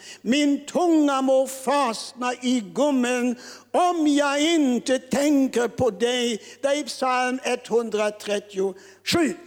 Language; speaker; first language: Swedish; non-native, fluent; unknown